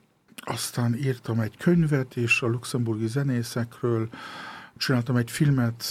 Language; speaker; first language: Hungarian; early bilingual, heritage; Hungarian